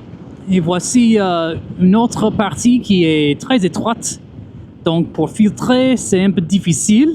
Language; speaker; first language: French; non-native, fluent; English